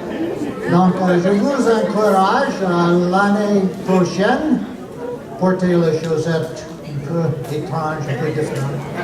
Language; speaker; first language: French; non-native, learner; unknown